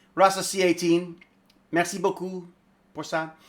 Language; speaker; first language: French; non-native, learner; English